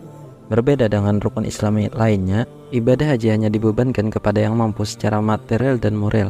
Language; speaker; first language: Indonesian; native; Indonesian